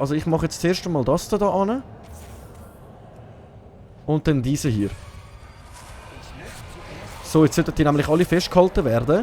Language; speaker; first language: German; native; German